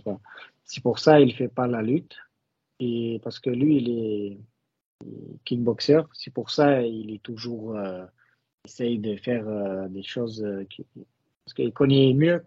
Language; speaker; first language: French; non-native, learner; Russian